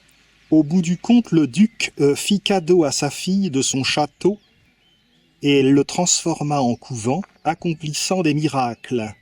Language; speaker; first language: French; native; French